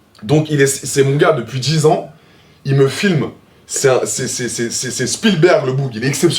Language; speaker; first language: French; native; French